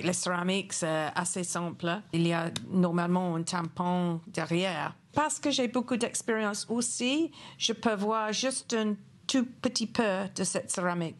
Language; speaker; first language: French; non-native, fluent; English